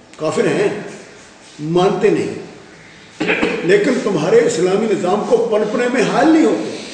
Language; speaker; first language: Urdu; non-native, local second language; Punjabi